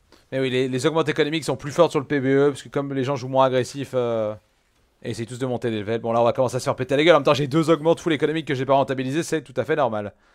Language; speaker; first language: French; native; French